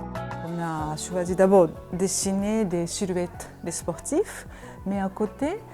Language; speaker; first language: French; non-native, fluent; Japanese